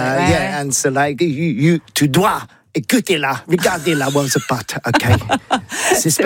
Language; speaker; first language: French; non-native, learner; English